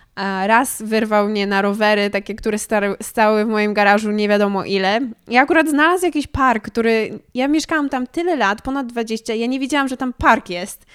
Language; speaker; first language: Polish; early bilingual, heritage; Polish